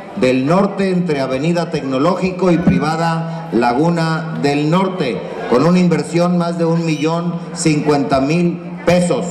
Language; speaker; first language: Spanish; native; Spanish